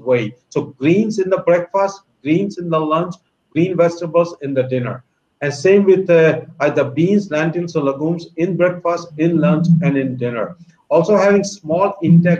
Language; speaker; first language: English; non-native, local second language; Gujarati